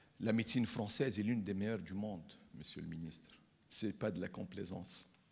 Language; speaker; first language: French; non-native, local second language; Arabic